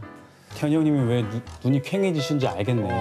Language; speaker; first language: Korean; native; Korean